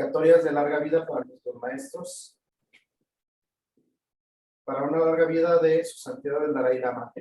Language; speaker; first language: Spanish; native; Spanish